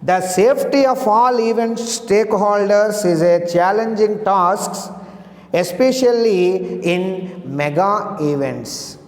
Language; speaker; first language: English; non-native, local second language; Telugu